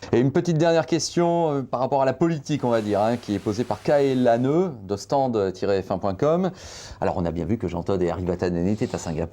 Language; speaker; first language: French; native; French